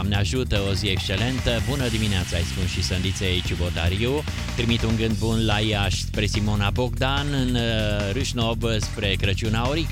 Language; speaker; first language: Romanian; native; Romanian